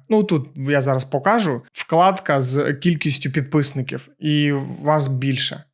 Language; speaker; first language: Ukrainian; non-native, local second language; Russian